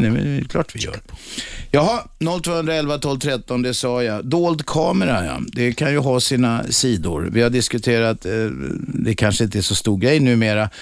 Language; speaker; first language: Swedish; native; Swedish